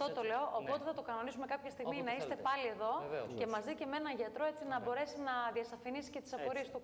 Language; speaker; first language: Greek; native; Greek